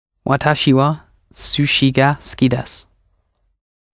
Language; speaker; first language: Japanese; non-native, learner; English